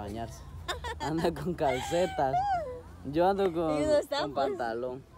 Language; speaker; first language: Spanish; native; Spanish